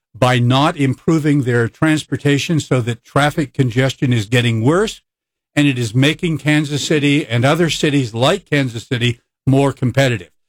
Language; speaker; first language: English; native; English